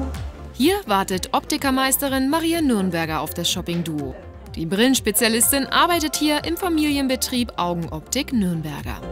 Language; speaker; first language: German; native; German